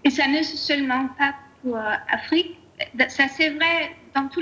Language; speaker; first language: French; non-native, learner; English